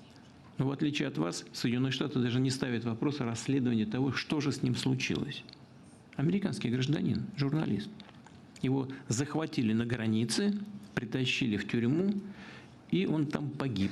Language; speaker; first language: Russian; native; Russian